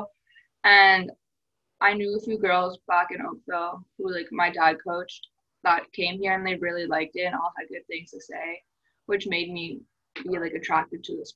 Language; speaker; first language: English; native; English